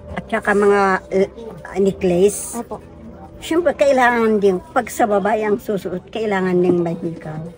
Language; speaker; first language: Filipino; non-native, local second language; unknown